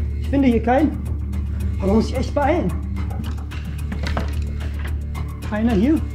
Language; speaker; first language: German; native; German